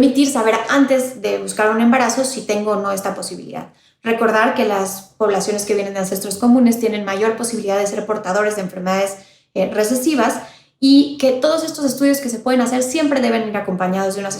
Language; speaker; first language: Spanish; native; Spanish